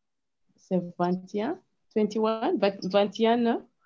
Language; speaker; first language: French; non-native, learner; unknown